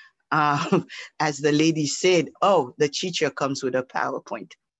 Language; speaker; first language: English; non-native, fluent; Haitian Creole